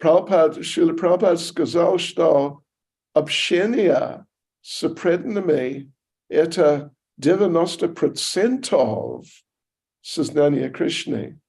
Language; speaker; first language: Russian; non-native, learner; English